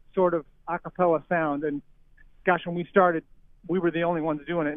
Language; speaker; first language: English; native; English